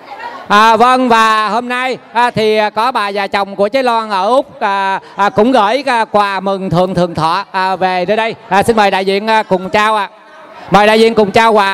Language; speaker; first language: Vietnamese; native; Vietnamese